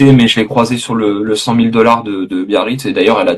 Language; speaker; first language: French; native; French